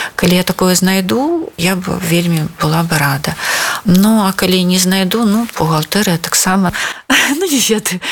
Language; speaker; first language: Belarusian; non-native, local second language; Russian